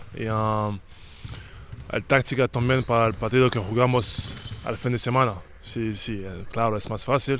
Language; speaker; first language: Spanish; non-native, learner; French